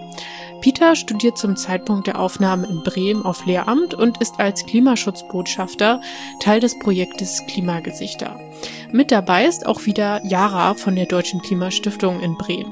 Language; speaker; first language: German; native; German